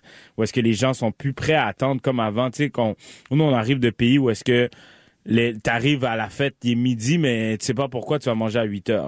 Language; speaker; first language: French; early bilingual, other home language; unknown